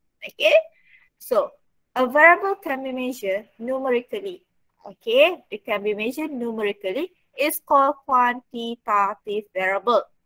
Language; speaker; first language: English; non-native, local second language; Malay